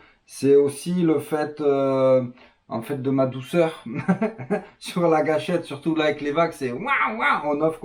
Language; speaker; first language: French; native; French